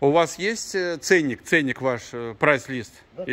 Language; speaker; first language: Russian; native; Russian